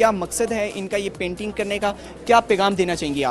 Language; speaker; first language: Urdu; native; Urdu